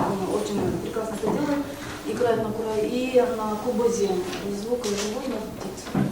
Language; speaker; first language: Russian; native; Russian